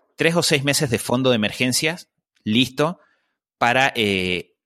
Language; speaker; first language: Spanish; native; Spanish